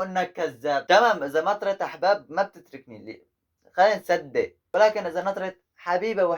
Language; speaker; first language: Arabic; native; Arabic